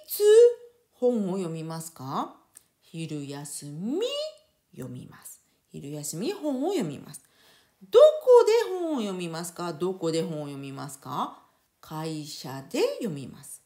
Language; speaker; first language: Japanese; non-native, fluent; French